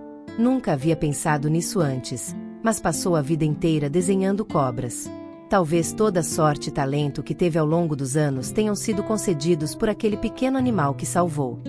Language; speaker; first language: Portuguese; native; Portuguese